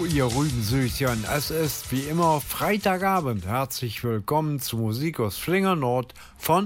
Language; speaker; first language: German; native; German